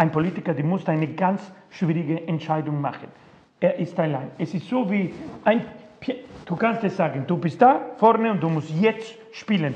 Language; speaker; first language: German; non-native, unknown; Spanish